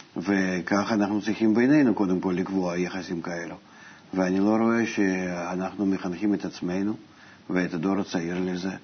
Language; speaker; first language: Hebrew; non-native, fluent; Russian